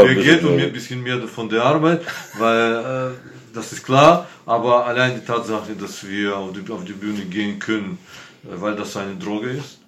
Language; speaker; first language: German; non-native, fluent; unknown